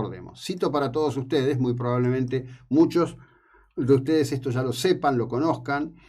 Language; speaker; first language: Spanish; native; Spanish